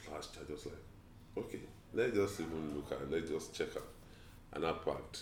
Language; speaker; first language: English; non-native, local second language; Yoruba